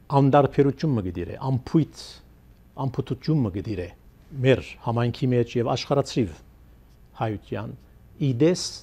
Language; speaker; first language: Armenian; early bilingual, heritage; Armenian